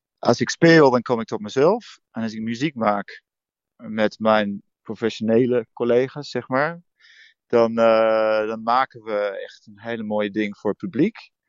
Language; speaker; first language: Dutch; early bilingual, heritage; Dutch